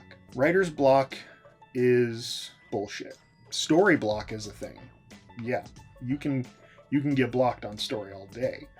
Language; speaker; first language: English; native; English